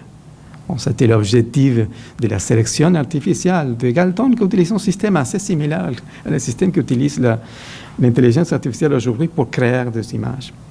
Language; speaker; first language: French; non-native, fluent; Spanish